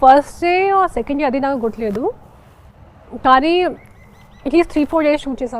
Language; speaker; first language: Telugu; non-native, fluent; Hindi